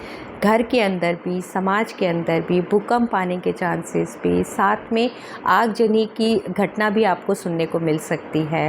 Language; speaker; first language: Hindi; native; Hindi